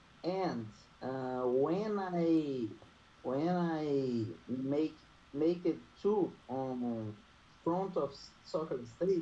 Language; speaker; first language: English; non-native, learner; Portuguese